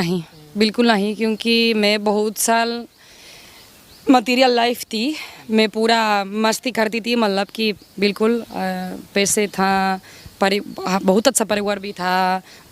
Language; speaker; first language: Hindi; non-native, learner; Spanish